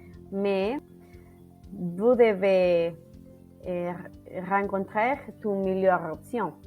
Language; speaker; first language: French; non-native, learner; Spanish